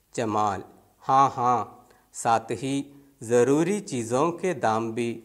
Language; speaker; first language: Urdu; non-native, local second language; Malayalam